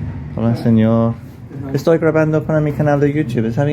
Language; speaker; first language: Spanish; non-native, learner; English